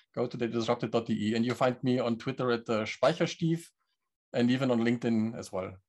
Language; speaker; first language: English; non-native, fluent; German